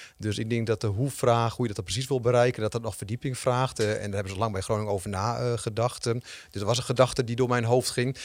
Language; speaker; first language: Dutch; native; Dutch